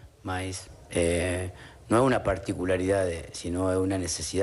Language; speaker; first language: Portuguese; non-native, learner; Spanish